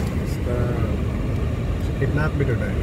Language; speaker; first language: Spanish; non-native, learner; Hindi